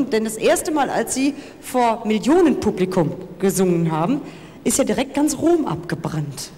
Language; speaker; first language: German; native; German